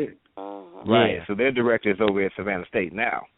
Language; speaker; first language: English; native; English